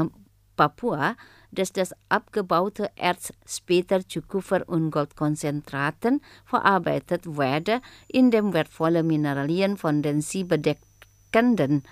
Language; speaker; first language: German; non-native, fluent; Indonesian